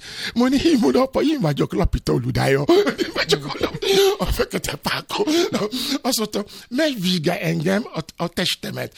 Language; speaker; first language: Hungarian; non-native, fluent; Yoruba